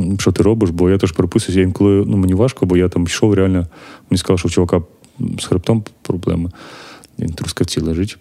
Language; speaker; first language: Ukrainian; native; Ukrainian